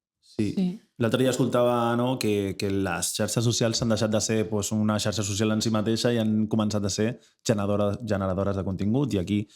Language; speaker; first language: Catalan; native; Catalan